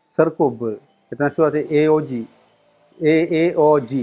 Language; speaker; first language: Russian; non-native, learner; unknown